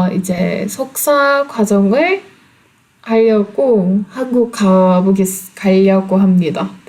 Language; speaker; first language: Korean; non-native, fluent; Turkish